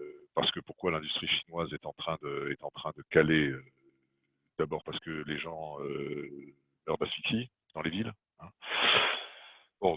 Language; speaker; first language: French; native; French